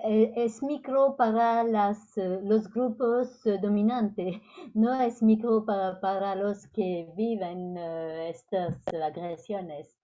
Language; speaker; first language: Spanish; non-native, fluent; French